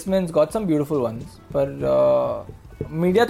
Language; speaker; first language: English; non-native, local second language; Hindi